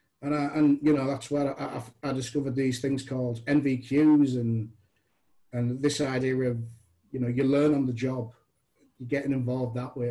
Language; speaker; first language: English; native; English